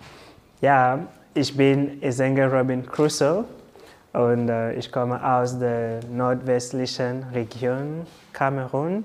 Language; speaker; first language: German; non-native, learner; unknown